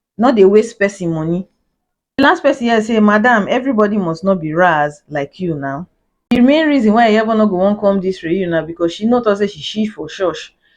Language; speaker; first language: Nigerian Pidgin; native; Nigerian Pidgin